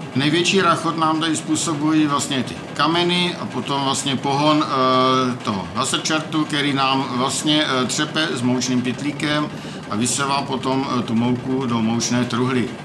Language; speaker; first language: Czech; native; Czech